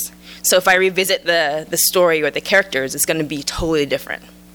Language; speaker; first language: English; early bilingual, other home language; Jamaican Creole English